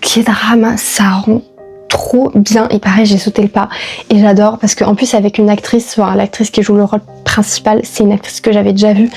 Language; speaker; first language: French; native; French